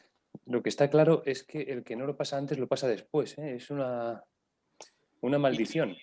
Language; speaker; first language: Spanish; native; Spanish